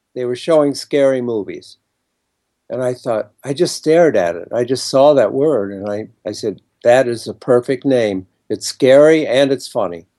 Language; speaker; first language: English; native; English